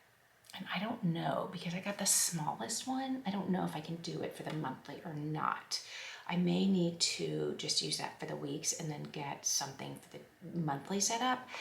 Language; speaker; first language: English; native; English